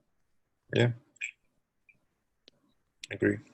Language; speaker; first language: English; non-native, learner; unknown